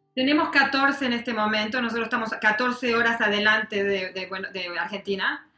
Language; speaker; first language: Spanish; native; Spanish